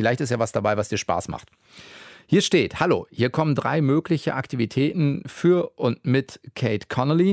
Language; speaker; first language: German; native; German